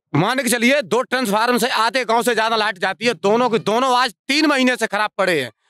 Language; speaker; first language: Hindi; native; Hindi